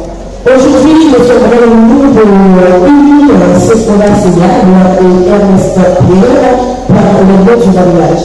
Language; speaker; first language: French; non-native, local second language; Haitian Creole